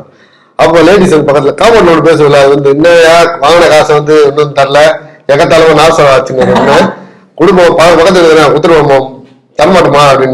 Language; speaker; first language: Tamil; native; Tamil